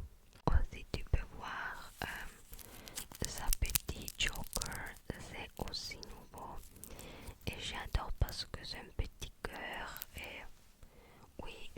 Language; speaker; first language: French; non-native, learner; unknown